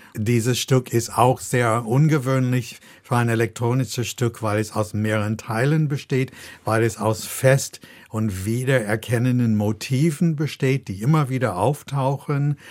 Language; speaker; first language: German; non-native, fluent; English